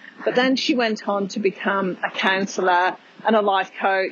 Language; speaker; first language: English; native; English